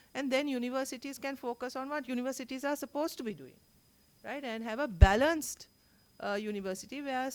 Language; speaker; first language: English; non-native, local second language; Sinhala